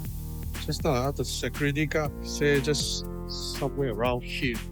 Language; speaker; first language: English; non-native, local second language; Chinese